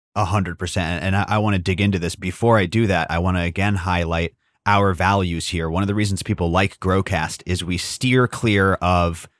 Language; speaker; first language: English; native; English